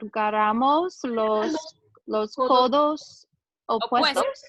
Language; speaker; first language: Spanish; non-native, learner; English